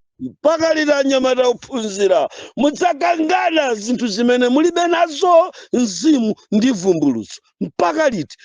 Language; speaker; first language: Nyanja; non-native, local second language; Yao